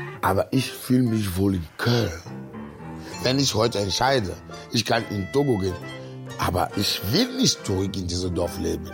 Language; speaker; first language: German; non-native, fluent; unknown